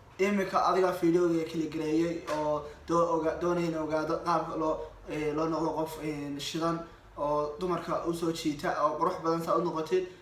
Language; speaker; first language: Somali; early bilingual, heritage; Somali